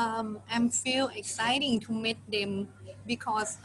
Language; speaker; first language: English; non-native, learner; Thai